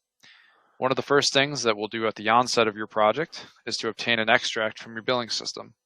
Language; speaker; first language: English; native; English